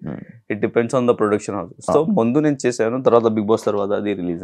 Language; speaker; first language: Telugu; non-native, learner; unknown